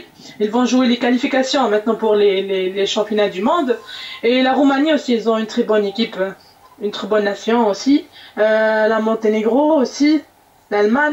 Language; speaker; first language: French; non-native, local second language; Arabic